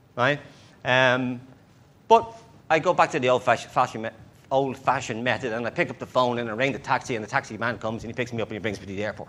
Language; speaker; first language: English; native; English